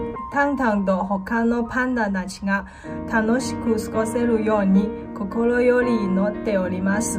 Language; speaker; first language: Japanese; non-native, fluent; Chinese